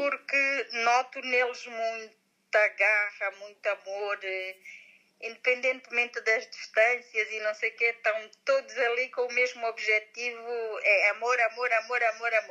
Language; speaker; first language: Portuguese; native; Portuguese